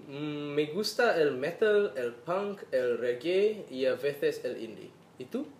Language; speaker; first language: Spanish; non-native, learner; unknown